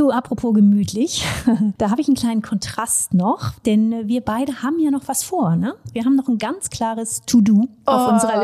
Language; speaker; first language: German; native; German